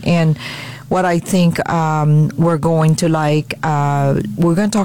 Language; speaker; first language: English; non-native, local second language; Filipino